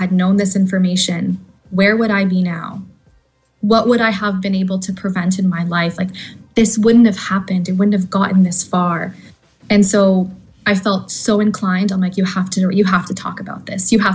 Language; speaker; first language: English; native; English